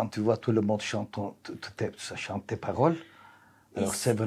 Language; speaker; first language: French; non-native, learner; Turkish